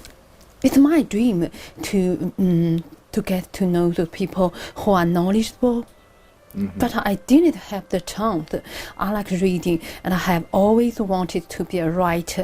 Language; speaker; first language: English; non-native, learner; Chinese